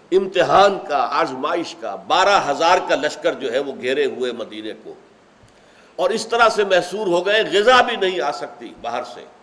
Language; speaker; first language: Urdu; native; Urdu